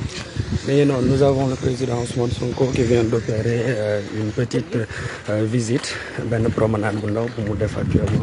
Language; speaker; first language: French; non-native, local second language; Wolof